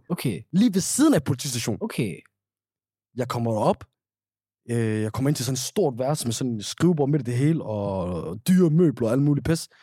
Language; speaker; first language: Danish; early bilingual, other home language; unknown